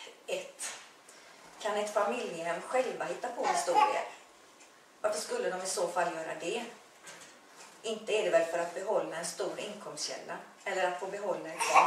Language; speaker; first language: Swedish; native; Swedish